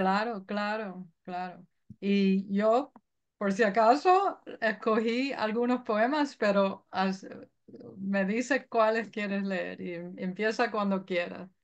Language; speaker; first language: Spanish; early bilingual, heritage; Spanish